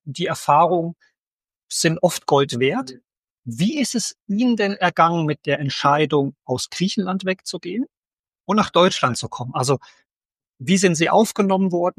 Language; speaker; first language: German; native; German